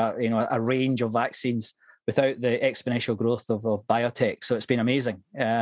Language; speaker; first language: English; native; English